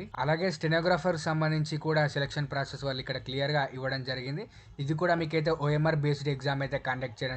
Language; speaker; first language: Telugu; native; Telugu